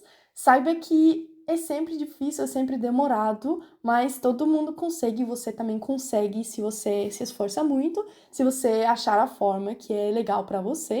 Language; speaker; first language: Portuguese; non-native, fluent; German